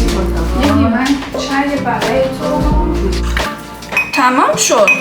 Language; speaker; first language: Persian; non-native, learner; Chinese